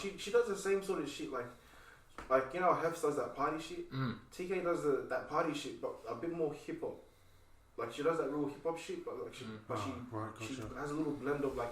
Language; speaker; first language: English; native; English